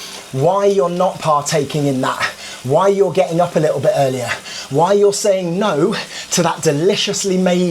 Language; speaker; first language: English; native; English